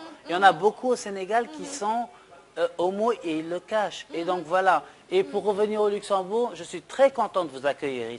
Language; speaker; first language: French; non-native, local second language; Wolof